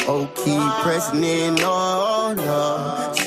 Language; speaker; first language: French; non-native, fluent; English